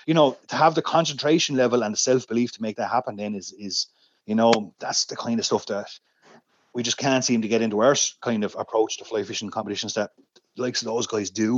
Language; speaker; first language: English; native; English